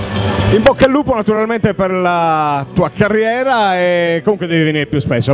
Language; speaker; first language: Italian; native; Italian